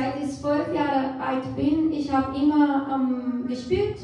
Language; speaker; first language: German; non-native, fluent; Portuguese